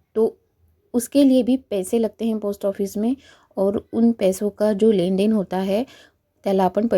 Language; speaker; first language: Hindi; non-native, local second language; Marathi